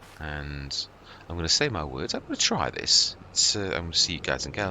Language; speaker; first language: English; native; English